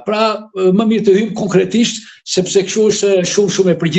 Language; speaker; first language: Albanian; native; Albanian